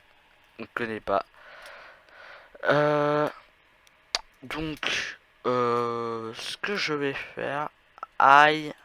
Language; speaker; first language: French; native; French